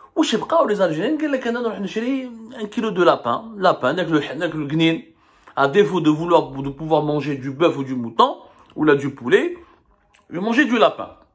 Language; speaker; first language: French; non-native, local second language; Arabic